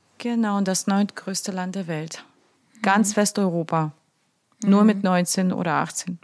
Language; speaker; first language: German; non-native, fluent; Russian